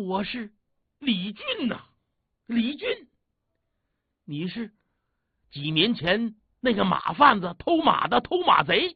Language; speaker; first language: Chinese; native; Chinese